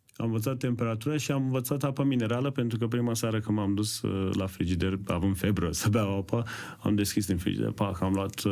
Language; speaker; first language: Romanian; early bilingual, other home language; Persian